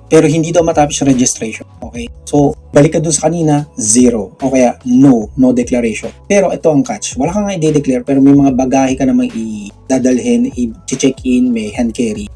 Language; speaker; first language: Filipino; non-native, local second language; Cebuano